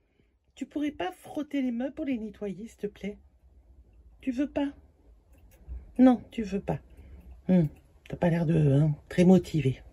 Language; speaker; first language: French; native; French